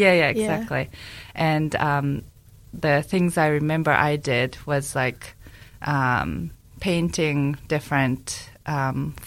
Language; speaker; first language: English; non-native, fluent; Japanese